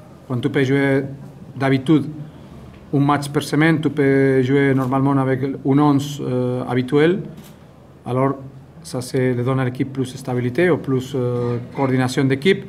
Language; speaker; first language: French; non-native, fluent; Spanish